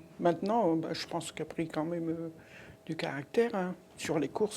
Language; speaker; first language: French; native; French